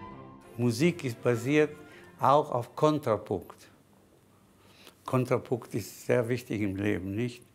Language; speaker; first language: German; non-native, fluent; Spanish